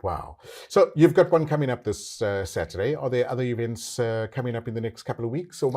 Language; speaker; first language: English; native; English